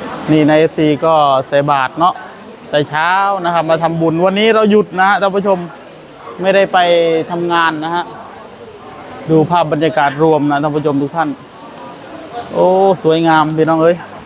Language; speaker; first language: Thai; non-native, local second language; Northeastern Thai